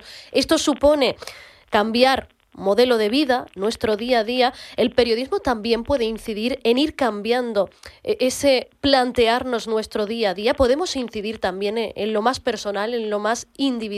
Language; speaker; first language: Spanish; native; Spanish